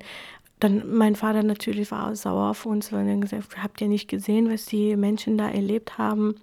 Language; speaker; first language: German; non-native, fluent; Kurdish